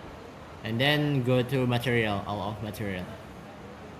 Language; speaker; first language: English; non-native, fluent; Indonesian